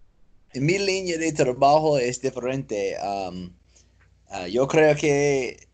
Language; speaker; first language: Spanish; non-native, learner; English